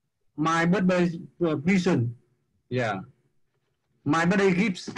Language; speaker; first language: English; non-native, learner; Vietnamese